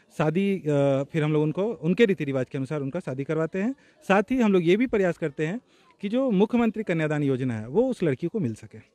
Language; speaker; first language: Hindi; native; Hindi